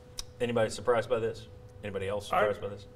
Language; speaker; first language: English; native; English